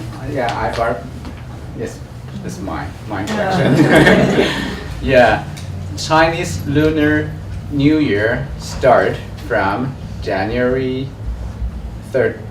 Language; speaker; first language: English; non-native, learner; Chinese